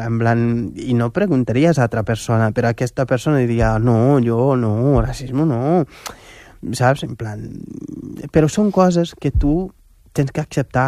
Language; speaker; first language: Catalan; non-native, fluent; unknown